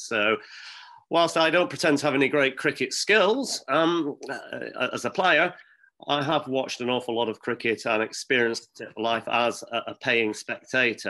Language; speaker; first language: English; native; English